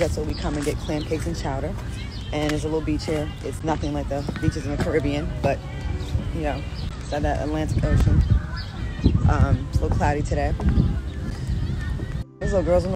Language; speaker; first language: English; native; English